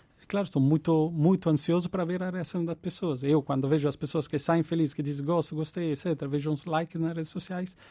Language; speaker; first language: Portuguese; non-native, fluent; Italian